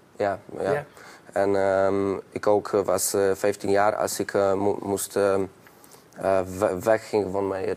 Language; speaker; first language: Dutch; non-native, learner; Polish